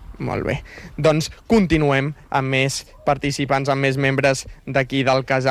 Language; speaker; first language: Catalan; native; Catalan